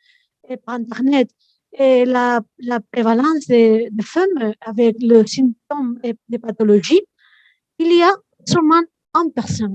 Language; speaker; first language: French; non-native, fluent; Spanish